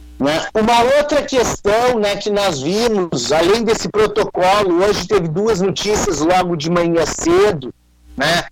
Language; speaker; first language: Portuguese; native; Portuguese